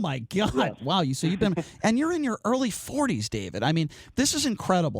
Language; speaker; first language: English; native; English